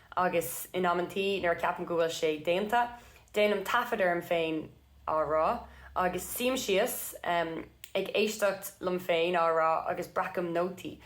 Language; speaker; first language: Irish; non-native, local second language; English